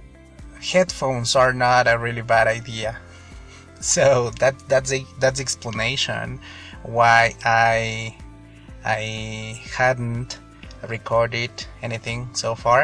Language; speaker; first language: English; non-native, fluent; Spanish